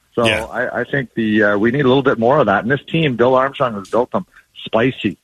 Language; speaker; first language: English; native; English